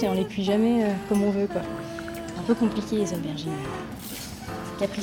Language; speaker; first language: French; native; French